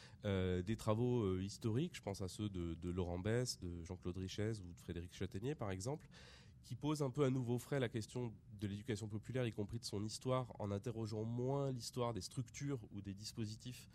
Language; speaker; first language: French; native; French